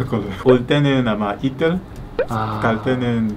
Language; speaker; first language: Korean; non-native, learner; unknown